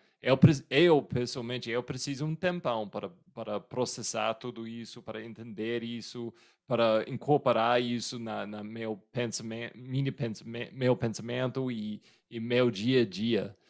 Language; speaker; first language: Portuguese; non-native, fluent; English